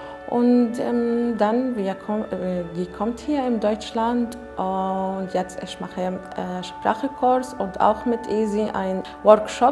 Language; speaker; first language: German; non-native, learner; Arabic